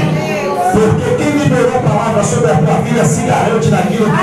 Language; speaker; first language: Portuguese; native; Portuguese